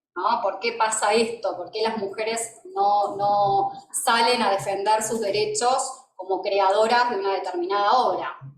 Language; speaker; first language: Spanish; native; Spanish